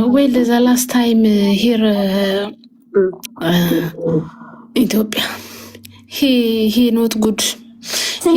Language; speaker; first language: English; non-native, learner; Amharic